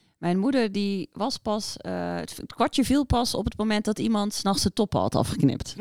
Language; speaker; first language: Dutch; native; Dutch